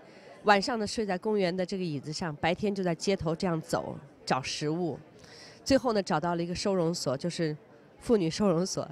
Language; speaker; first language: Chinese; native; Chinese